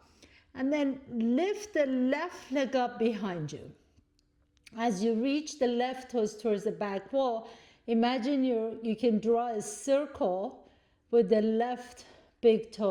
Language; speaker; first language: English; native; English